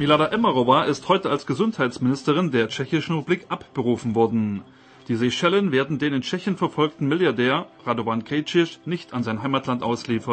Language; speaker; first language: German; native; German